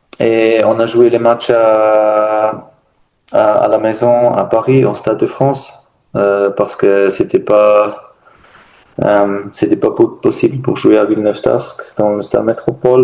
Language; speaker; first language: French; non-native, learner; German